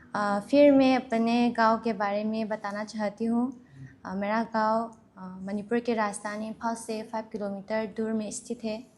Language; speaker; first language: Hindi; non-native, learner; Manipuri